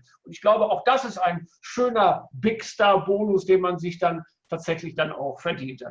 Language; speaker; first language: German; native; German